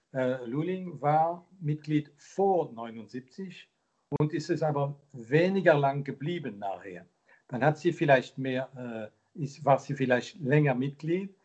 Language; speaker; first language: German; non-native, local second language; French